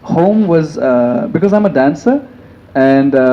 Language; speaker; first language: English; non-native, local second language; Hindi